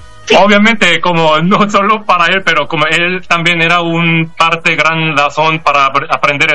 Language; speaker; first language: Spanish; non-native, fluent; Korean